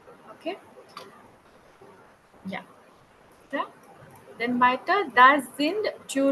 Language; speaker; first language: German; non-native, fluent; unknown